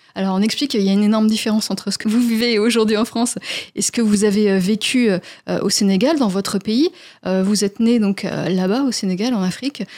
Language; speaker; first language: French; native; French